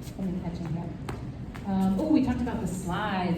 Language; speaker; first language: English; native; English